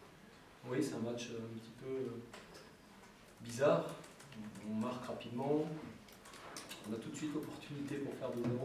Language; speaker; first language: French; native; French